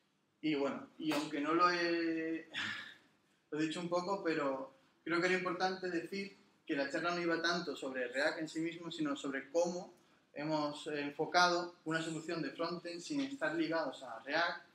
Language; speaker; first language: Spanish; native; Spanish